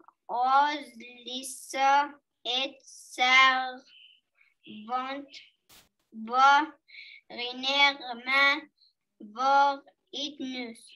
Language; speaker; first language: French; non-native, learner; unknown